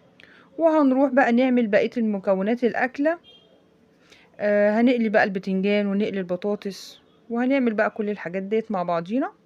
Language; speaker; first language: Arabic; native; Arabic